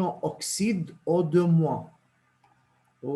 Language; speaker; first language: French; non-native, local second language; Arabic